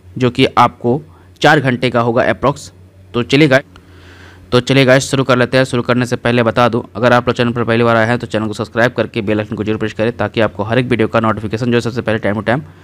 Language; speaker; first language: Hindi; native; Hindi